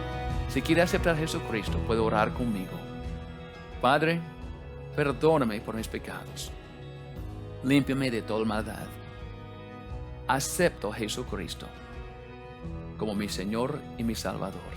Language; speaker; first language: Spanish; non-native, learner; English